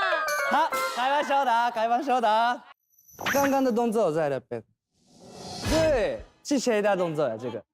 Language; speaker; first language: Chinese; non-native, fluent; Korean